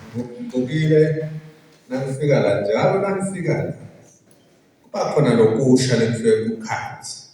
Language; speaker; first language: Zulu; non-native, local second language; Swati